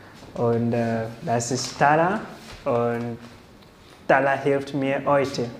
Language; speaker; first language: German; non-native, learner; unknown